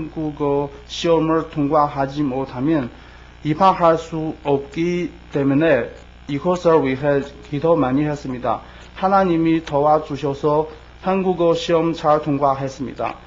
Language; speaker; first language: Korean; non-native, learner; Chinese